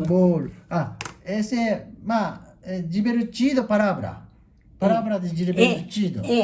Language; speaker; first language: Portuguese; non-native, learner; Japanese